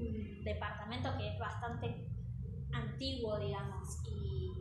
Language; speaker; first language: Spanish; native; Spanish